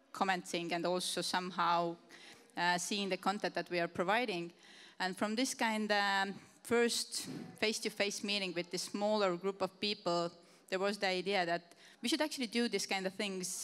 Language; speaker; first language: English; non-native, fluent; Estonian